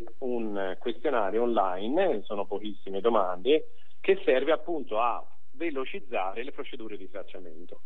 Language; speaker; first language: Italian; native; Italian